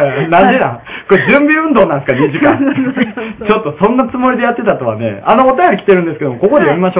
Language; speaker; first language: Japanese; native; Japanese